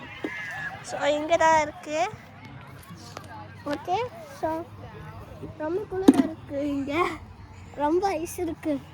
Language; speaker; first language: Tamil; early bilingual, heritage; Tamil